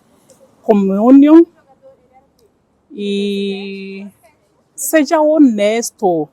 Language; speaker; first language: Portuguese; non-native, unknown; Igbo